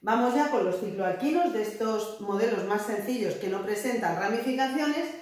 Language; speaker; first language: Spanish; native; Spanish